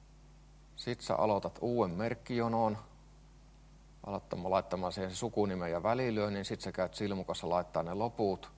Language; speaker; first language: Finnish; native; Finnish